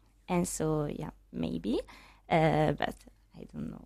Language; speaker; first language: English; non-native, learner; Italian